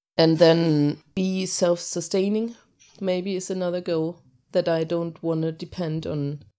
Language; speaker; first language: English; non-native, fluent; German